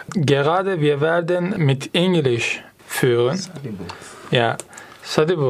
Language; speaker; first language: German; non-native, fluent; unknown